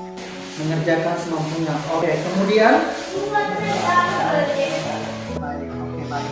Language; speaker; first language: Indonesian; native; Indonesian